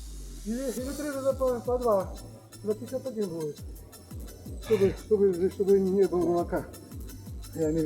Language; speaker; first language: Russian; native; Russian